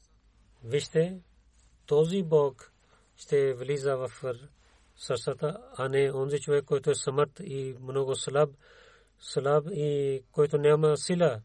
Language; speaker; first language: Bulgarian; non-native, learner; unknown